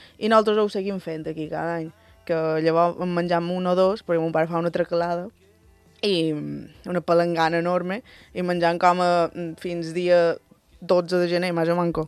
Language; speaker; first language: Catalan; early bilingual, other home language; Spanish